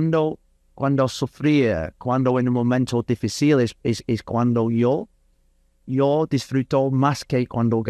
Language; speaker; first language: Spanish; non-native, learner; English